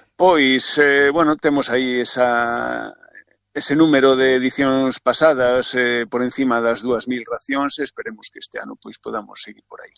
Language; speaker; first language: Galician; native; Galician